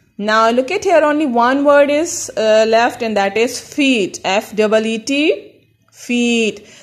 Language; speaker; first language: English; non-native, local second language; Urdu